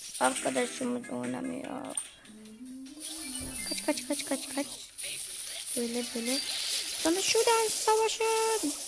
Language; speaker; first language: Turkish; early bilingual, heritage; Turkish